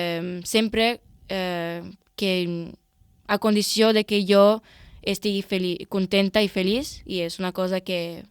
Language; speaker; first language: Catalan; non-native, local second language; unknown